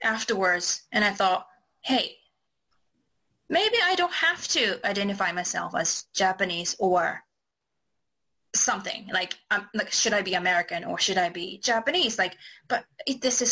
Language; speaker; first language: English; non-native, fluent; Japanese